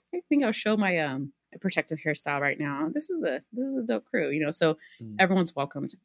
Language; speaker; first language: English; early bilingual, other home language; Spanish